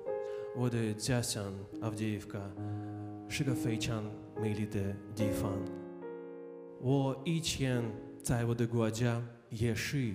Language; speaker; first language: Chinese; non-native, fluent; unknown